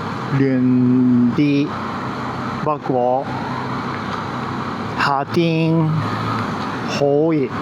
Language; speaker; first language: Chinese; non-native, learner; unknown